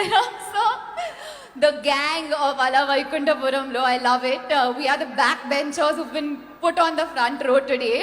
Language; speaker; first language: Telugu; non-native, learner; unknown